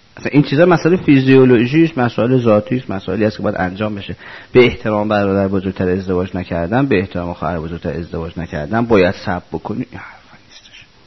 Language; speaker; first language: Persian; non-native, local second language; Azerbaijani